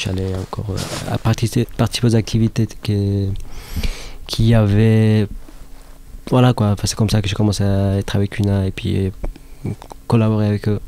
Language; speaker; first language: French; non-native, fluent; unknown